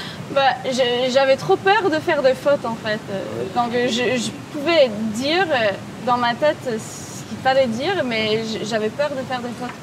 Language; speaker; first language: French; non-native, local second language; English